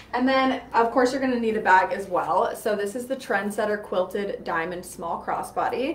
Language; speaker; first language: English; native; English